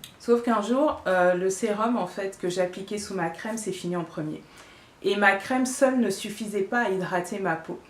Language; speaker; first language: French; early bilingual, other home language; Bambara